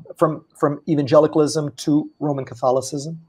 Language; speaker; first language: English; non-native, fluent; Portuguese